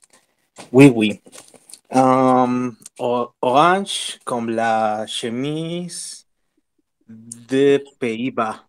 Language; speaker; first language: French; non-native, learner; Spanish